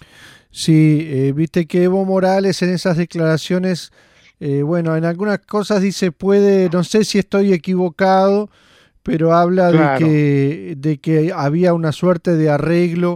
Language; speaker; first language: Spanish; native; Spanish